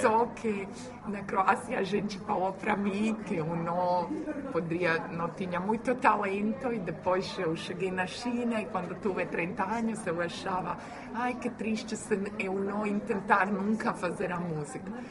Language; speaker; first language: Portuguese; non-native, fluent; Croatian